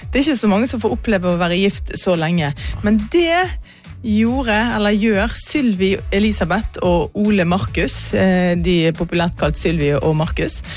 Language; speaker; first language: Norwegian; native; Norwegian